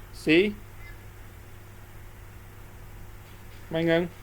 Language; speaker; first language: Vietnamese; native; Vietnamese